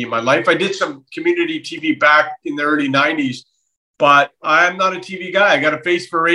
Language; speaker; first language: English; native; English